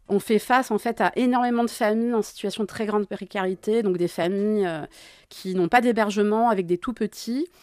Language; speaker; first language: French; native; French